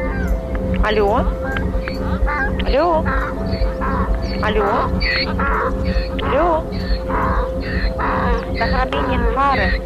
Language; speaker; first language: German; non-native, fluent; Armenian